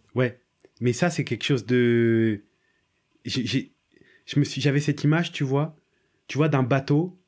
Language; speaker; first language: French; native; French